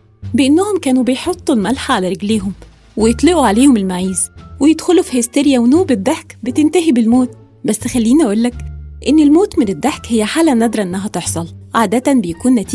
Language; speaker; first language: Arabic; native; Arabic